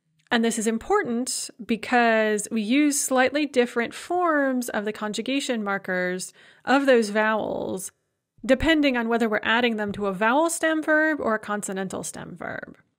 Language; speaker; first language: English; native; English